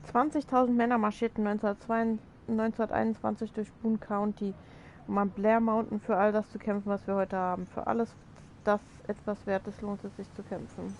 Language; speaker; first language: German; native; German